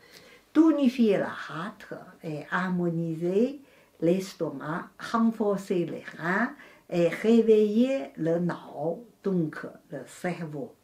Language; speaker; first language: French; non-native, fluent; Chinese